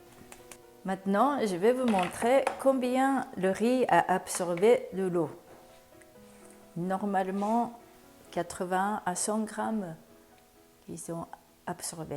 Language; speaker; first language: French; non-native, learner; Japanese